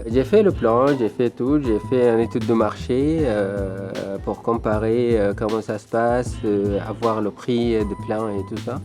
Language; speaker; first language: French; non-native, fluent; Arabic